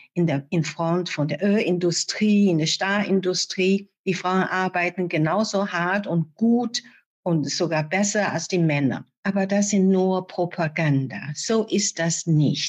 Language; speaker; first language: German; non-native, fluent; Chinese